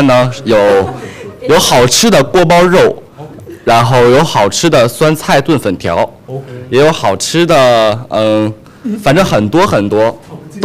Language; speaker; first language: Chinese; native; Chinese